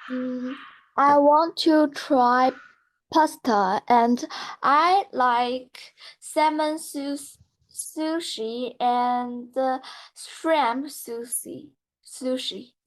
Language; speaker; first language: English; non-native, learner; Chinese